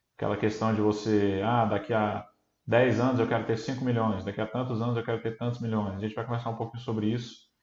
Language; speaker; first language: Portuguese; native; Portuguese